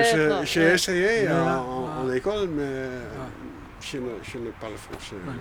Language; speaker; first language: French; non-native, learner; Dutch